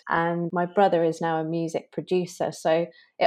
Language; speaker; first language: English; native; English